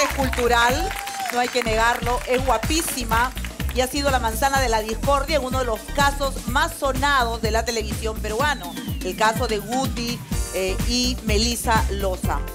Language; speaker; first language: Spanish; native; Spanish